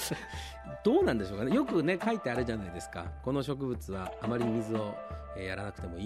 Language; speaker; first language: Japanese; native; Japanese